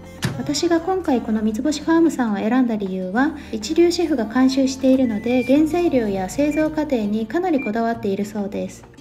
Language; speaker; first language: Japanese; native; Japanese